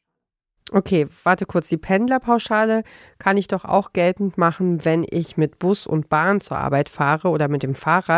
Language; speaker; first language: German; native; German